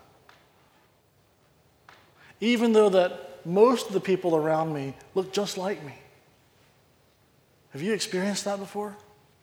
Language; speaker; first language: English; native; English